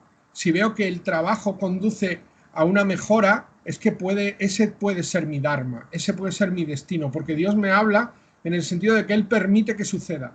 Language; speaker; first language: Spanish; native; Spanish